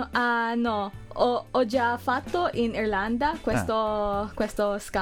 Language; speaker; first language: Italian; non-native, learner; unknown